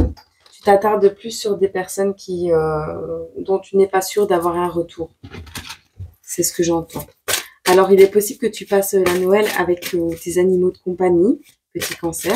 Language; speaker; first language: French; native; French